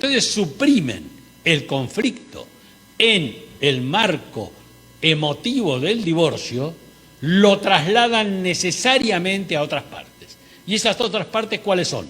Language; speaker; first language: Spanish; native; Spanish